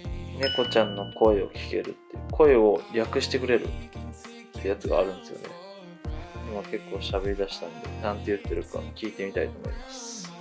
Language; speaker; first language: Japanese; native; Japanese